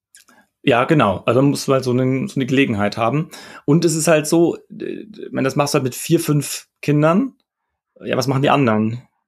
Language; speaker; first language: German; native; German